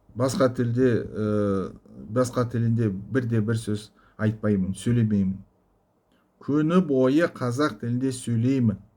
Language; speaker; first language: Kazakh; non-native, local second language; Russian